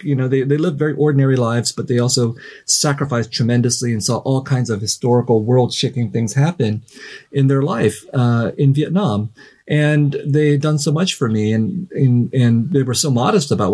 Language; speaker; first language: English; native; English